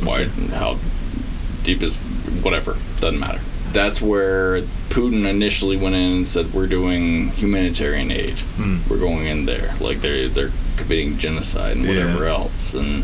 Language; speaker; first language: English; native; English